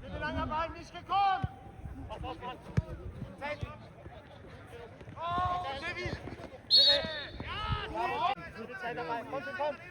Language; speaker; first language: German; native; German